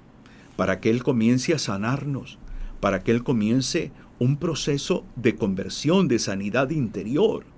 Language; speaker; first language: Spanish; native; Spanish